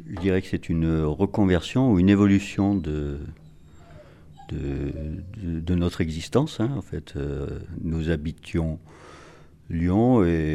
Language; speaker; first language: French; native; French